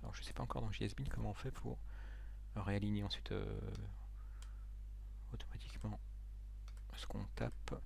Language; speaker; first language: French; native; French